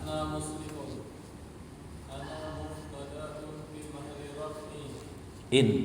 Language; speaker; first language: Arabic; non-native, learner; Indonesian